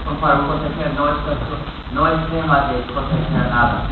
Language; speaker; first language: Spanish; non-native, fluent; English